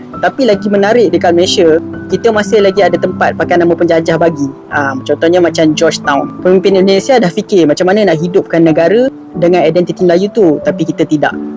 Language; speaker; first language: Malay; native; Malay